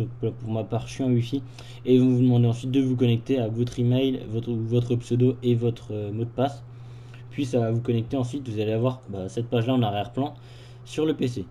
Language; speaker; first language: French; native; French